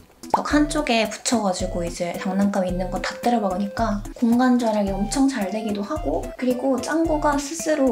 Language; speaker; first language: Korean; non-native, fluent; Japanese